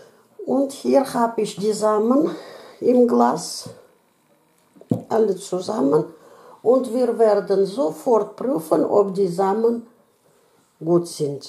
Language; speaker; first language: German; non-native, learner; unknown